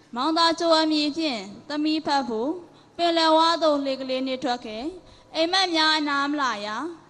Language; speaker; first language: Burmese; native; Burmese